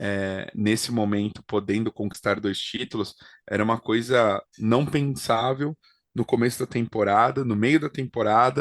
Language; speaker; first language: Portuguese; native; Portuguese